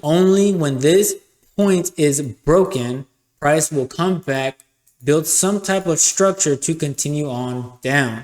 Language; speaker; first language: English; native; English